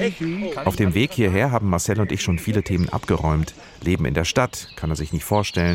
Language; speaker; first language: German; native; German